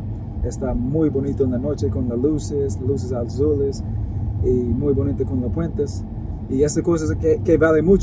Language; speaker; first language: Spanish; non-native, learner; English